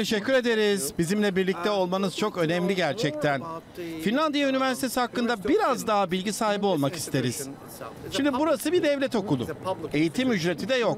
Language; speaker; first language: Turkish; native; Turkish